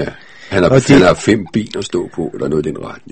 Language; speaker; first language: Danish; native; Danish